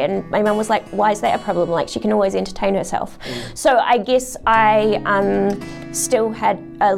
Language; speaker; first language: English; native; English